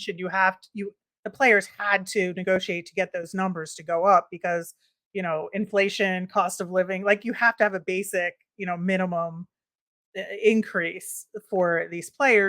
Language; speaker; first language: English; native; English